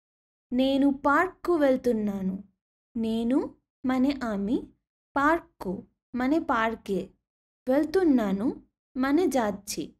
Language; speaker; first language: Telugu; non-native, learner; Bangla